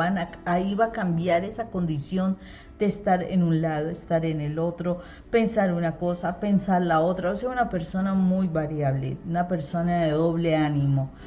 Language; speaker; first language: Spanish; native; Spanish